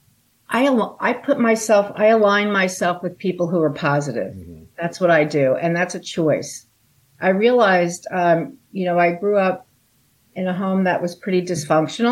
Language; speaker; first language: English; native; English